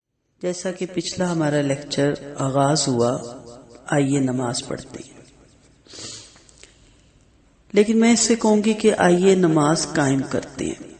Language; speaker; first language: Urdu; native; Urdu